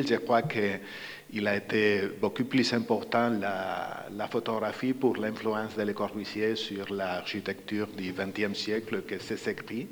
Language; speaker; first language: French; non-native, fluent; Spanish